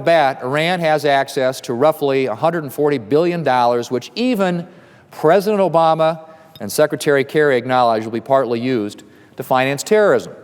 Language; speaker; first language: English; native; English